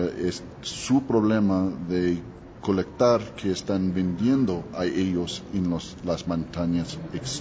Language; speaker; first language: Spanish; non-native, learner; English